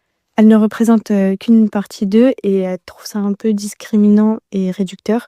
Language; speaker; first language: French; native; French